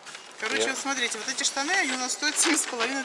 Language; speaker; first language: Russian; native; Russian